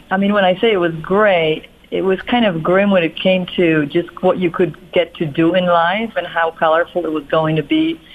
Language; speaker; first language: English; non-native, fluent; Polish